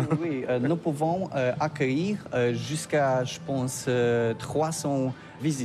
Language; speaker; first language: French; non-native, learner; Polish